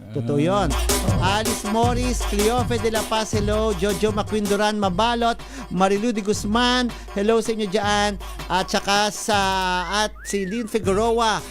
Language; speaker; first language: Filipino; native; Filipino